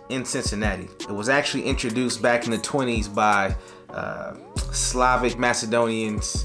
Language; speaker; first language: English; native; English